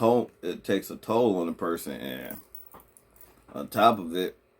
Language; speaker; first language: English; native; English